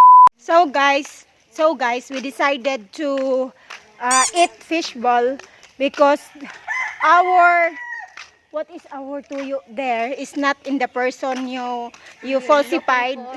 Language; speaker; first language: English; non-native, learner; Cebuano